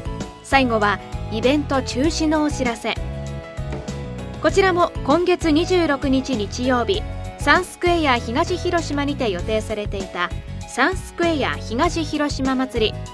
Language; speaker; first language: Japanese; native; Japanese